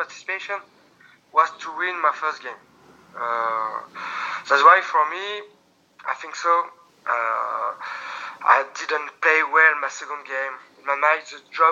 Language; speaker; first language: English; non-native, learner; French